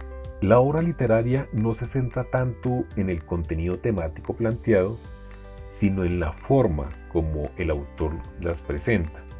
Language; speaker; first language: Spanish; native; Spanish